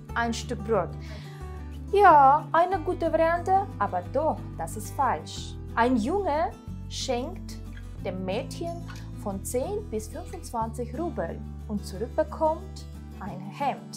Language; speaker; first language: German; non-native, fluent; Russian